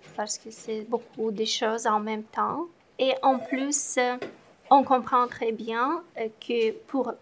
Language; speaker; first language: French; non-native, fluent; Romanian